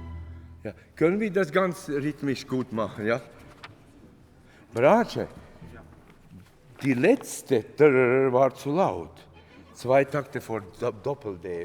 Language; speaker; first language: German; non-native, fluent; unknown